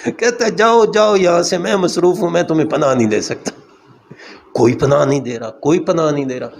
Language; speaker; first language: Urdu; non-native, local second language; Punjabi